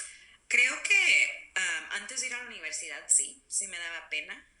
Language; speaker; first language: Spanish; early bilingual, other home language; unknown